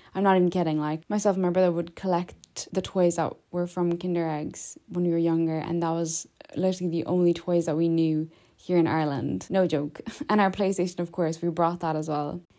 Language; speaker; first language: English; early bilingual, other home language; Albanian